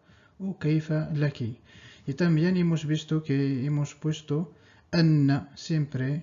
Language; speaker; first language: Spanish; non-native, fluent; Arabic